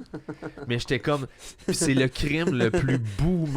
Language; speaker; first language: French; native; French